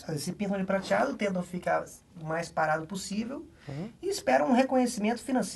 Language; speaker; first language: Portuguese; native; Portuguese